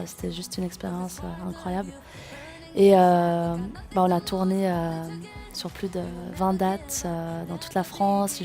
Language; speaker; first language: French; native; French